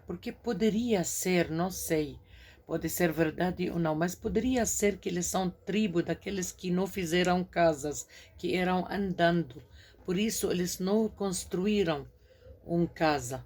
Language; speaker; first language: Portuguese; non-native, fluent; Arabic